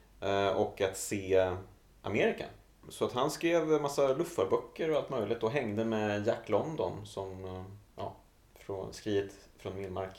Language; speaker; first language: Swedish; native; Swedish